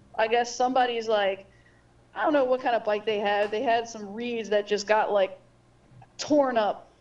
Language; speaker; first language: English; native; English